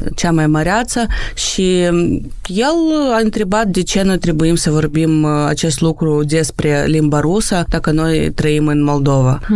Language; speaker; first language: Romanian; non-native, local second language; Russian